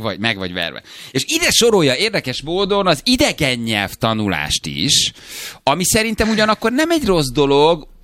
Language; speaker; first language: Hungarian; native; Hungarian